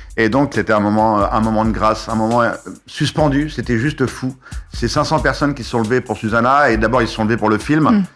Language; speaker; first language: French; native; French